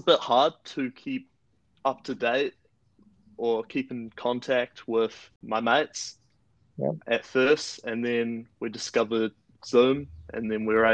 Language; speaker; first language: English; native; English